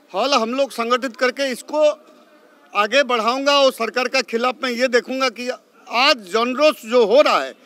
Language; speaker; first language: Hindi; non-native, local second language; Odia